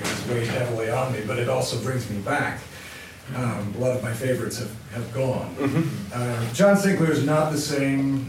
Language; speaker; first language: English; native; English